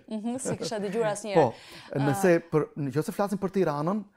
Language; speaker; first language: Albanian; non-native, local second language; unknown